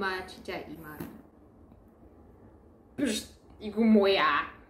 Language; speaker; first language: Korean; non-native, fluent; Russian